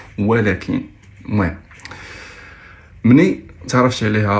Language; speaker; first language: Arabic; native; Arabic